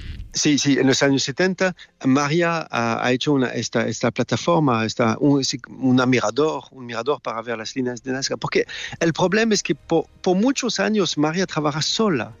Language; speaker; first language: Spanish; non-native, fluent; French